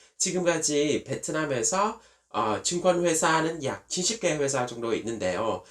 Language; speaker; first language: Korean; non-native, fluent; Vietnamese